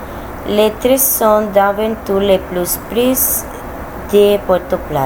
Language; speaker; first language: French; non-native, learner; Spanish